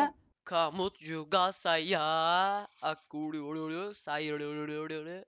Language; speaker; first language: Indonesian; non-native, learner; Turkish